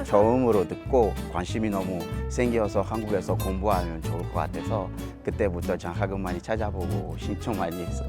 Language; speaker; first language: Korean; non-native, fluent; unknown